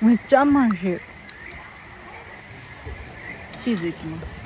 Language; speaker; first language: Japanese; native; Japanese